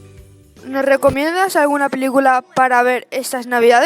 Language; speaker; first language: Spanish; native; Spanish